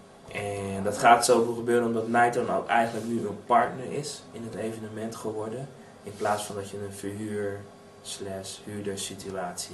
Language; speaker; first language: Dutch; native; Dutch